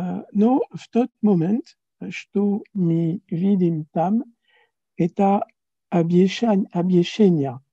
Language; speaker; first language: Russian; non-native, learner; French